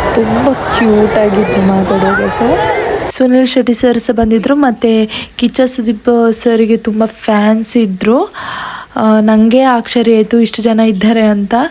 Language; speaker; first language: Kannada; native; Kannada